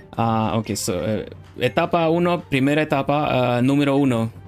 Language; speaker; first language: Spanish; non-native, learner; Dutch